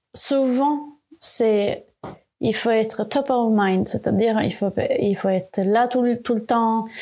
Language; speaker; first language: French; non-native, fluent; Swedish